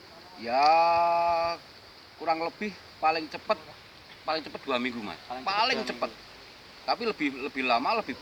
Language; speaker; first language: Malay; non-native, local second language; Javanese